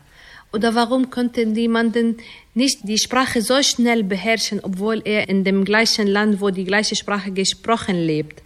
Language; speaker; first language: German; non-native, fluent; Arabic